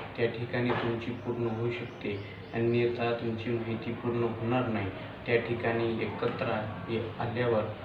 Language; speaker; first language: Marathi; non-native, local second language; Lambadi